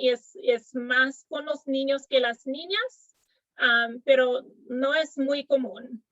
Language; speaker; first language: Spanish; non-native, fluent; English